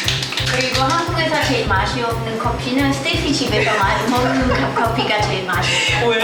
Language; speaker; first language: Korean; non-native, fluent; Italian